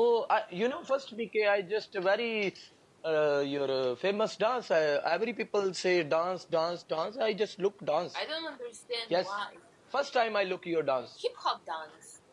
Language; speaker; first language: English; non-native, learner; Punjabi